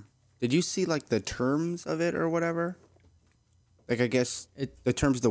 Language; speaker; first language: English; native; English